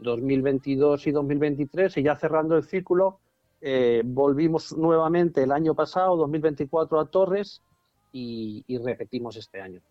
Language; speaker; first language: Spanish; native; Spanish